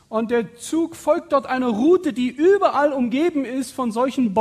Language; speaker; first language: German; native; German